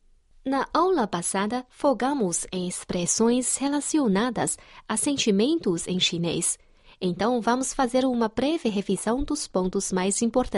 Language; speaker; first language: Portuguese; non-native, fluent; Chinese